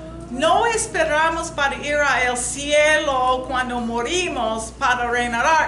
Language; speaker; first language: Spanish; non-native, learner; English